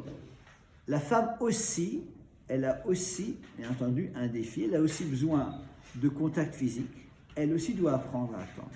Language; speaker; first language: French; native; French